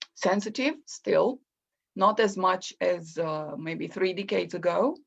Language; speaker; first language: English; non-native, fluent; Romanian